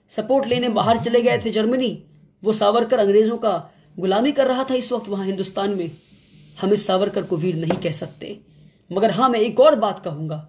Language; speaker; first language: Hindi; non-native, local second language; Kannada